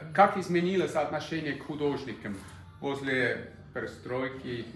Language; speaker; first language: Russian; non-native, fluent; German